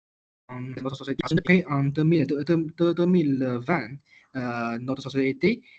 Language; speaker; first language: French; non-native, learner; Chinese